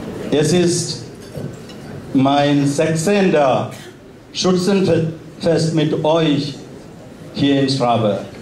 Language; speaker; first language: German; non-native, fluent; Malayalam